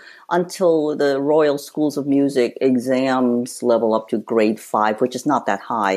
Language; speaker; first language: English; native; English